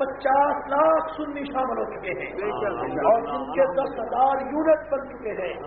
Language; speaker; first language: Urdu; native; Urdu